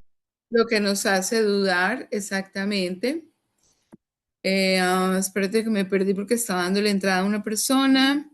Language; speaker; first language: Spanish; native; Spanish